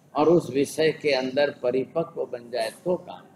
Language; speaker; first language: Hindi; non-native, local second language; Gujarati